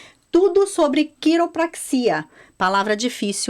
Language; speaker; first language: Portuguese; native; Portuguese